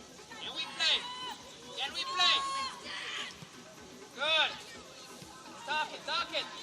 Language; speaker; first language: English; native; English